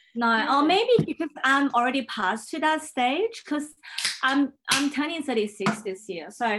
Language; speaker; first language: English; non-native, fluent; Chinese